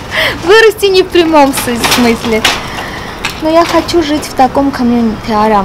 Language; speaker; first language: Russian; non-native, fluent; Armenian